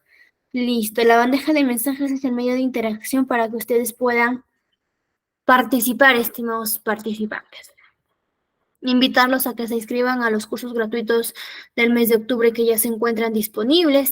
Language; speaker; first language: Spanish; native; Spanish